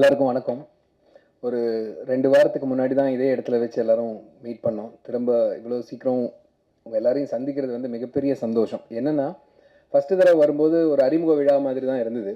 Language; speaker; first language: Tamil; native; Tamil